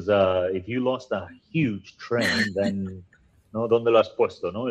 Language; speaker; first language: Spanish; native; Spanish